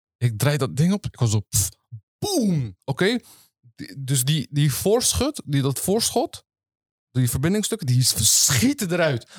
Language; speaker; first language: Dutch; early bilingual, other home language; Turkish